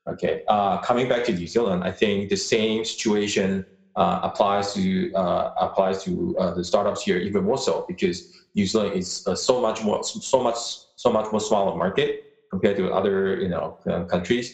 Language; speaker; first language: English; non-native, local second language; Chinese